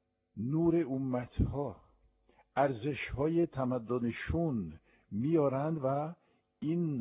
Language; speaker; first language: Persian; non-native, fluent; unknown